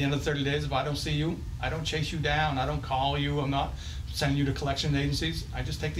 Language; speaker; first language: English; native; English